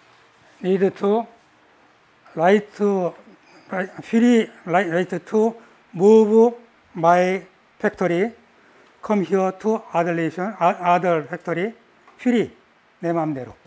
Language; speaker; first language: English; non-native, learner; Korean